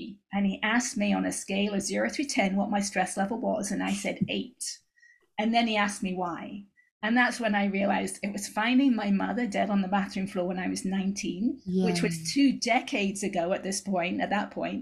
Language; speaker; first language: English; native; English